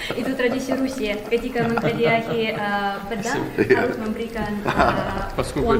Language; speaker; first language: Indonesian; non-native, fluent; Russian